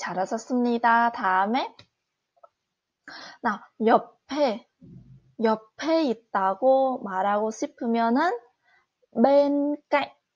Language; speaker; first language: Korean; non-native, fluent; Vietnamese